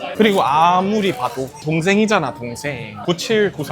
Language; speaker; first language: Korean; non-native, fluent; English